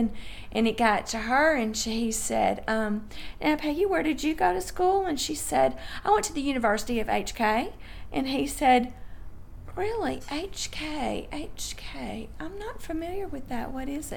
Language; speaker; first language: English; native; English